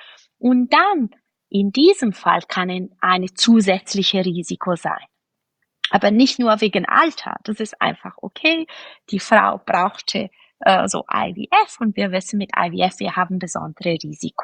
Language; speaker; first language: German; non-native, fluent; Italian